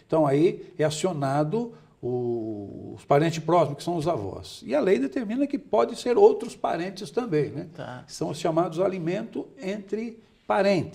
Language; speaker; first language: Portuguese; native; Portuguese